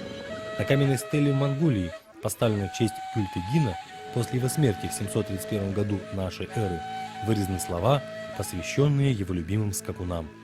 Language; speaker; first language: Russian; native; Russian